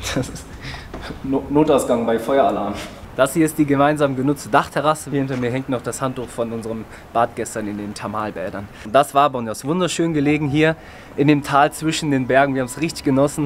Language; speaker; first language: German; native; German